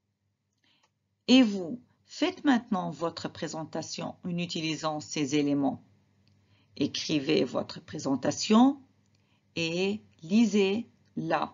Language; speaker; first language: French; non-native, fluent; Arabic